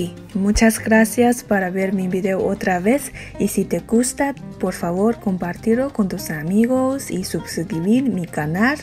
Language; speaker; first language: Spanish; non-native, fluent; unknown